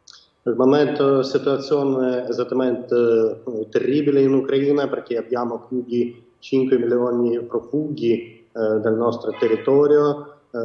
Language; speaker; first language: Italian; non-native, fluent; Ukrainian